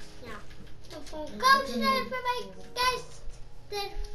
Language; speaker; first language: German; non-native, learner; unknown